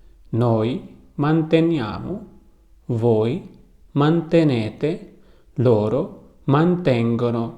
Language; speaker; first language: Italian; non-native, learner; Urdu